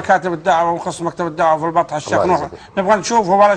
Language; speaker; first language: Arabic; native; Arabic